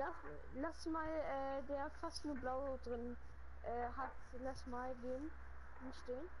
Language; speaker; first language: German; native; German